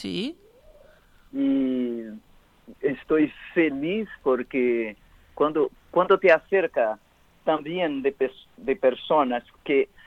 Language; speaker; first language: Spanish; non-native, learner; Portuguese